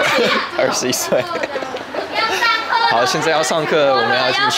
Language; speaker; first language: Chinese; early bilingual, heritage; English